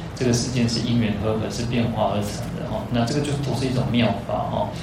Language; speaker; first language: Chinese; non-native, local second language; Min Nan Chinese